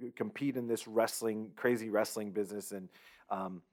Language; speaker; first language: English; native; English